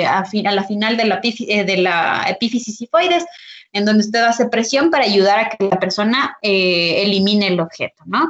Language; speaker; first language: Spanish; native; Spanish